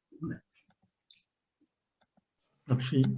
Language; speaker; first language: French; non-native, learner; Spanish